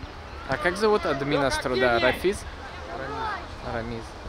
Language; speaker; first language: Russian; native; Russian